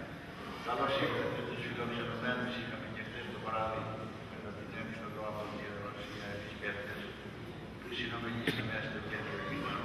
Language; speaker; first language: Greek; native; Greek